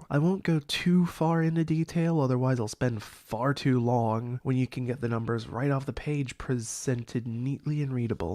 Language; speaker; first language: English; native; English